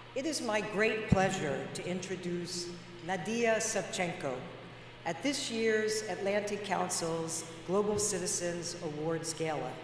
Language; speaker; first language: English; native; English